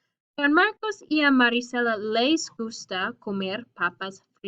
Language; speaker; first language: Spanish; non-native, fluent; English